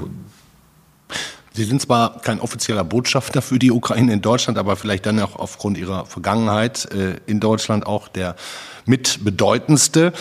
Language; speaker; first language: German; non-native, fluent; Russian